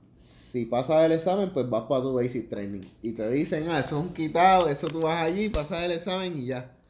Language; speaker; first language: Spanish; native; Spanish